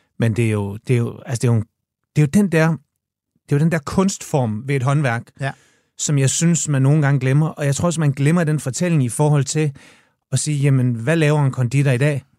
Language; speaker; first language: Danish; native; Danish